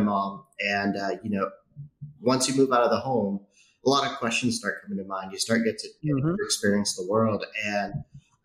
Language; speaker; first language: English; native; English